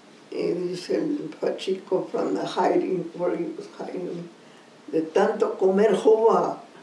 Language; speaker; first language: English; early bilingual, other home language; Spanish